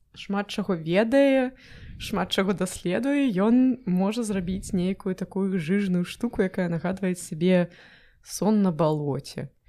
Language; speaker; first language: Belarusian; non-native, local second language; Russian